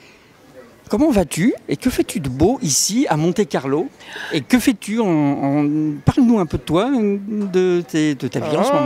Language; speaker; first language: French; native; French